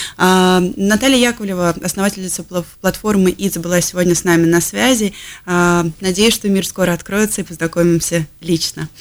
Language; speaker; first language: Russian; native; Russian